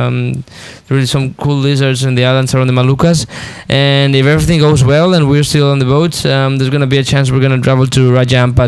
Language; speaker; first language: English; non-native, fluent; Spanish